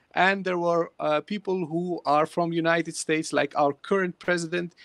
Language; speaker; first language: English; early bilingual, other home language; Persian